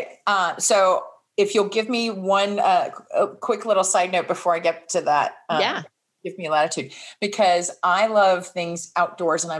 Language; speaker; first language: English; native; English